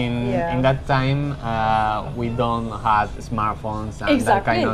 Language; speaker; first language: English; non-native, learner; Spanish